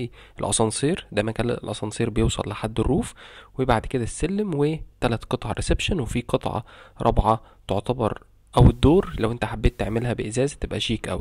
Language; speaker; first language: Arabic; native; Arabic